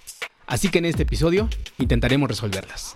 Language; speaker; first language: Spanish; native; Spanish